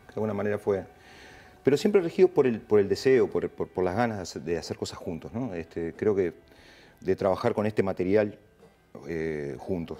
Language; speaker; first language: Spanish; native; Spanish